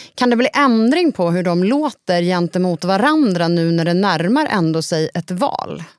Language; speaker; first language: Swedish; native; Swedish